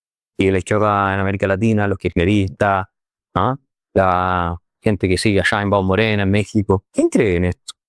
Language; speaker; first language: Spanish; native; Spanish